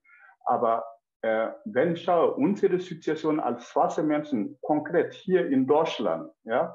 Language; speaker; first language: German; non-native, fluent; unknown